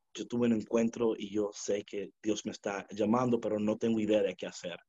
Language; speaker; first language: Spanish; early bilingual, heritage; Spanish